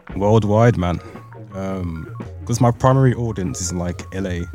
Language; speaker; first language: English; native; English